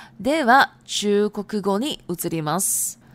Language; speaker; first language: Japanese; non-native, fluent; Chinese